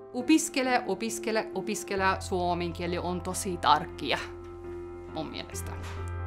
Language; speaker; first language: Finnish; non-native, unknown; Spanish